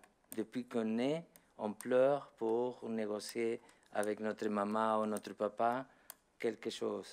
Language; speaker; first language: French; non-native, learner; Spanish